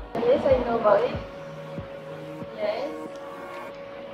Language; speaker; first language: English; non-native, learner; Malay